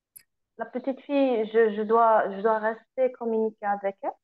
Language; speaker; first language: French; non-native, learner; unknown